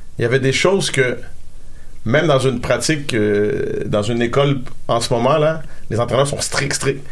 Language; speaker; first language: French; native; French